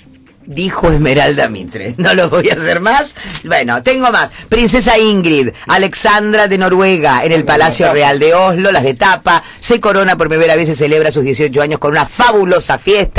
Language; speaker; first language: Spanish; native; Spanish